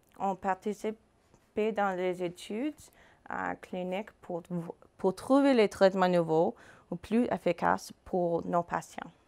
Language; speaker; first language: French; non-native, fluent; English